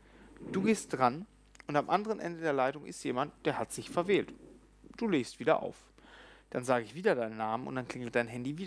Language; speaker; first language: German; native; German